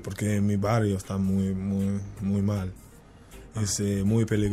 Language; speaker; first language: Spanish; non-native, learner; English